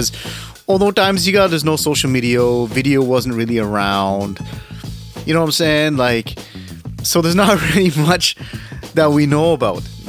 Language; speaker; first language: English; early bilingual, other home language; Punjabi